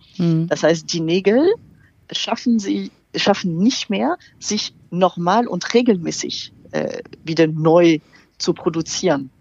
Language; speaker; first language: German; non-native, fluent; French